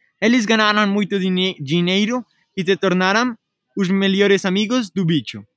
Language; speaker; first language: Portuguese; non-native, learner; Spanish